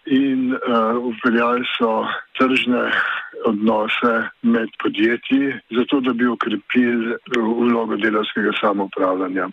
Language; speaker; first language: Slovenian; native; Slovenian